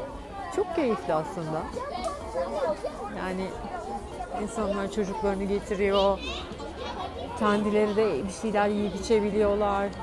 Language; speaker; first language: Turkish; native; Turkish